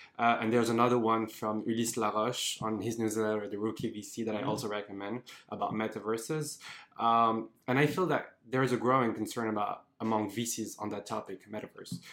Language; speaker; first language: English; non-native, fluent; French